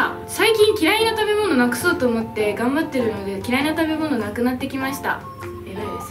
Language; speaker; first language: Japanese; native; Japanese